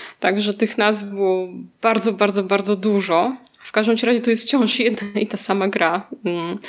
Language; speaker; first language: Polish; native; Polish